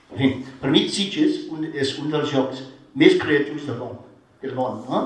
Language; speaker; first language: Catalan; non-native, fluent; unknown